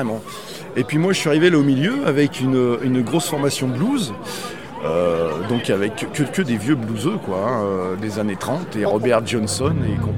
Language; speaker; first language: French; native; French